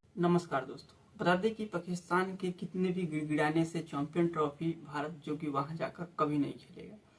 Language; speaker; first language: Hindi; native; Hindi